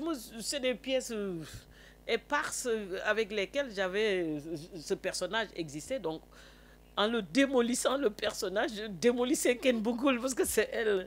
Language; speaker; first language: French; non-native, local second language; Wolof